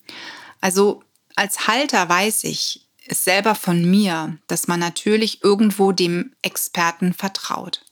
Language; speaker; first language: German; native; German